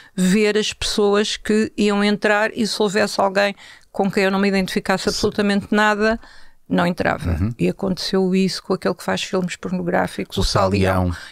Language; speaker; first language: Portuguese; native; Portuguese